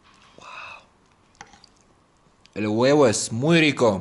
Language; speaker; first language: Spanish; non-native, learner; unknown